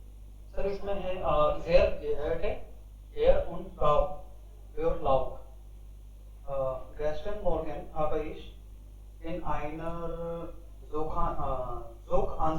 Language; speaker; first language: German; non-native, learner; Hindi